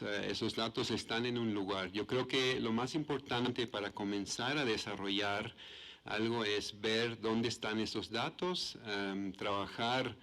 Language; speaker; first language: Spanish; non-native, fluent; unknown